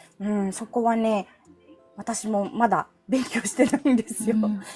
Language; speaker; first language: Japanese; non-native, fluent; Filipino